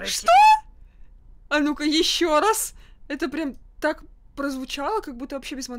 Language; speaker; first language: Russian; native; Russian